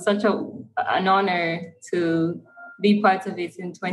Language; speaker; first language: English; non-native, local second language; Kinyarwanda